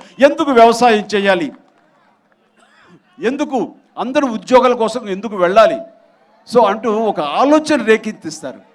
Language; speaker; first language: Telugu; native; Telugu